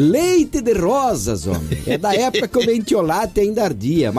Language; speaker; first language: Portuguese; native; Portuguese